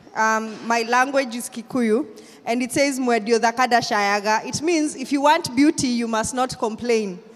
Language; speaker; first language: English; non-native, local second language; Kikuyu